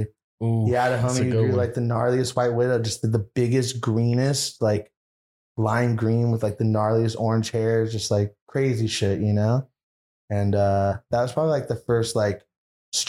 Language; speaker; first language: English; native; English